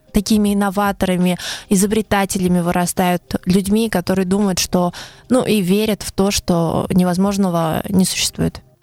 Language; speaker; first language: Russian; native; Russian